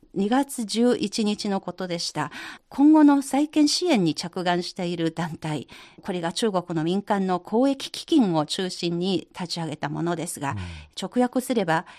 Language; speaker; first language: Japanese; non-native, fluent; Chinese